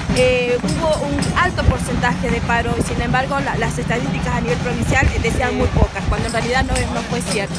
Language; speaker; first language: Spanish; native; Spanish